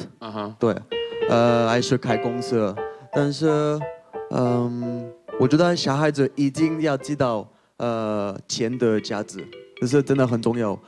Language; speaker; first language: Chinese; non-native, fluent; French